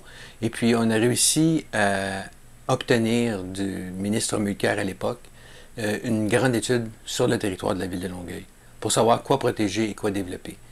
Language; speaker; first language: French; native; French